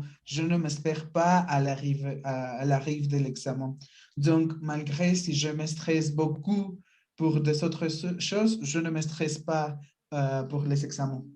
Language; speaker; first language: French; non-native, learner; Spanish